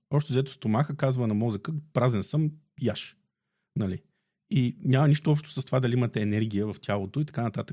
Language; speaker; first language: Bulgarian; native; Bulgarian